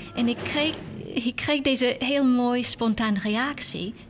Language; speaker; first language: Dutch; non-native, learner; English